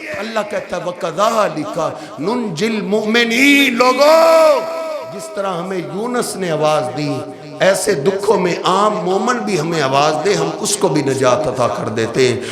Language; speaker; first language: Urdu; non-native, local second language; Punjabi